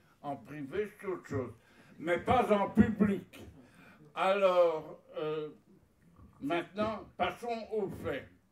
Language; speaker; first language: French; native; French